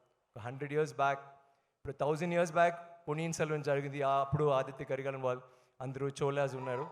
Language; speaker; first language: Telugu; non-native, learner; Tamil